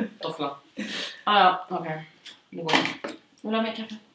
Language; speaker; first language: Swedish; native; Swedish